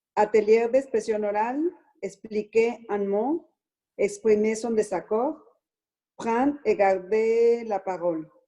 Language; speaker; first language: French; non-native, learner; Spanish